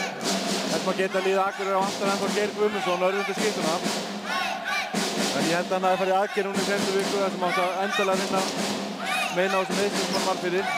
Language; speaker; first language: Icelandic; native; Icelandic